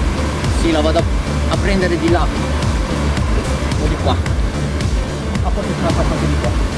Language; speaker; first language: Italian; native; Italian